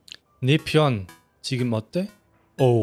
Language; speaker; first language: Korean; non-native, fluent; German